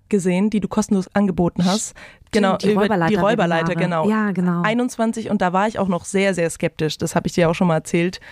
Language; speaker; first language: German; native; German